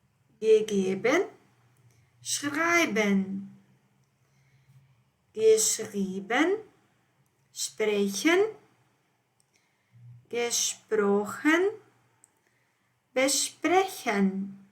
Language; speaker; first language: German; non-native, fluent; Portuguese